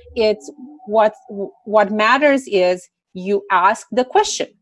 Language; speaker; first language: English; non-native, fluent; Romanian